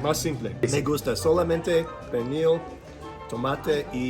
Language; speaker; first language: Spanish; non-native, learner; English